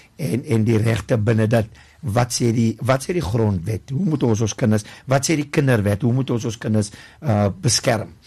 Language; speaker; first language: Afrikaans; native; Afrikaans